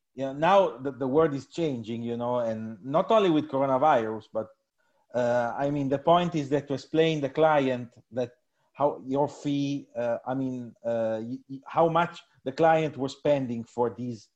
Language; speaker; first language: English; non-native, fluent; Italian